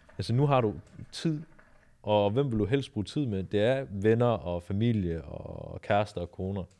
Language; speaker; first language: Danish; early bilingual, other home language; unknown